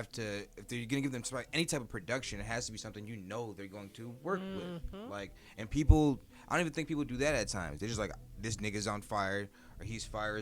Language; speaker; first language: English; native; English